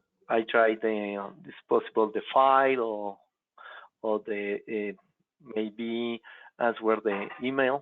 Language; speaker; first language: English; non-native, local second language; Spanish